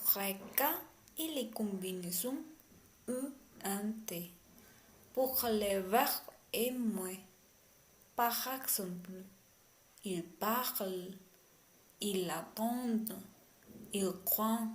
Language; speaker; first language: French; non-native, learner; Spanish